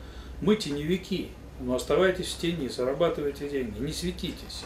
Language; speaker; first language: Russian; native; Russian